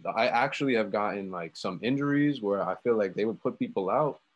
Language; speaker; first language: English; native; English